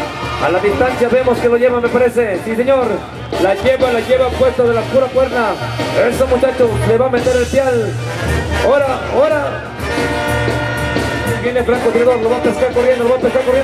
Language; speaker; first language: Spanish; native; Spanish